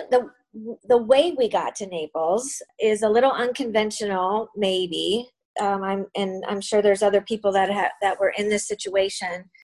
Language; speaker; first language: English; native; English